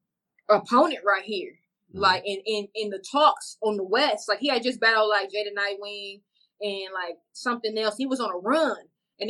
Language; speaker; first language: English; native; English